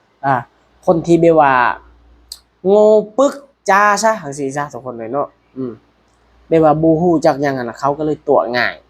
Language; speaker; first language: Thai; non-native, local second language; Lao